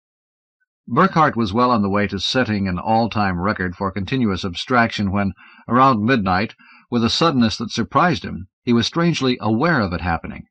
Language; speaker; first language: English; native; English